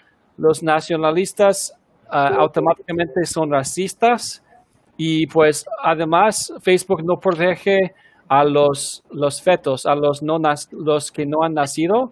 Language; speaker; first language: Spanish; non-native, fluent; English